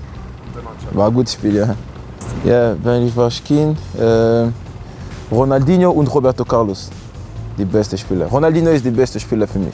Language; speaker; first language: German; non-native, learner; French